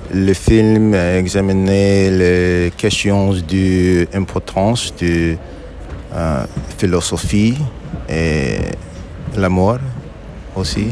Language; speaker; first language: French; non-native, learner; English